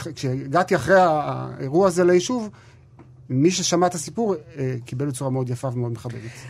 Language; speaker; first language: Hebrew; native; Hebrew